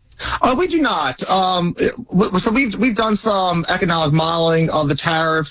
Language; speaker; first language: English; native; English